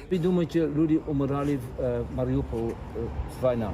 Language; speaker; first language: Russian; non-native, learner; Dutch